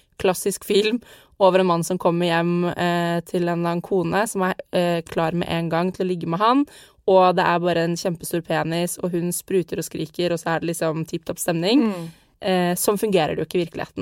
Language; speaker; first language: Norwegian; native; Norwegian